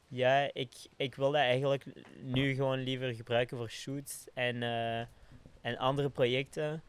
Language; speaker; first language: Dutch; non-native, local second language; French